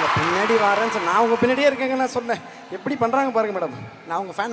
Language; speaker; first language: Tamil; native; Tamil